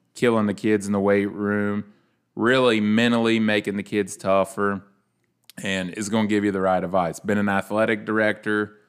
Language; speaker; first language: English; native; English